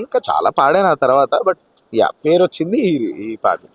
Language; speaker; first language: Telugu; native; Telugu